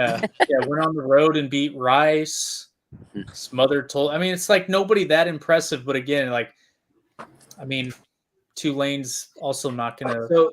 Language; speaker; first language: English; native; English